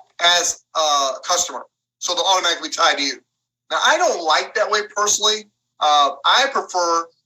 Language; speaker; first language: English; native; English